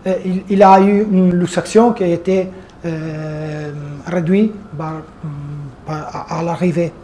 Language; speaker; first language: French; non-native, fluent; Italian